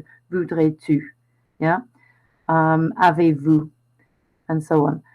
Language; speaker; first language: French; non-native, fluent; English